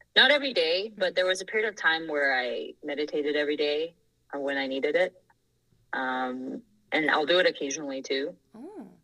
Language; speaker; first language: English; non-native, fluent; Thai